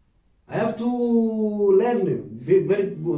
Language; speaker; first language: English; non-native, learner; Oromo